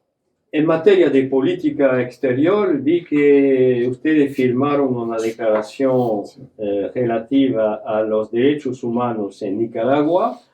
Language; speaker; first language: Spanish; non-native, fluent; French